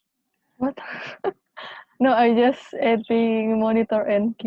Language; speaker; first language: English; non-native, learner; Indonesian